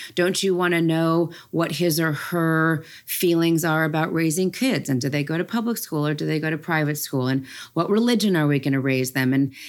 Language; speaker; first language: English; native; English